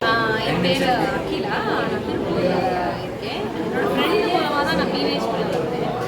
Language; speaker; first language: Tamil; native; Tamil